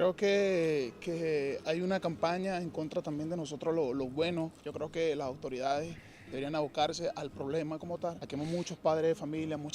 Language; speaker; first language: Spanish; native; Spanish